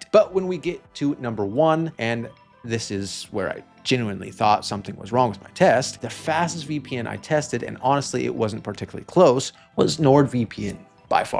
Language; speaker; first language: English; native; English